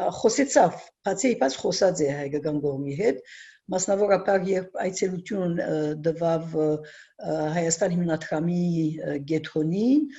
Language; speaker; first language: Armenian; early bilingual, heritage; Armenian